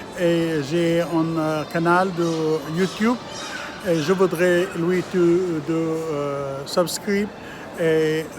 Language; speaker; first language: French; non-native, learner; Arabic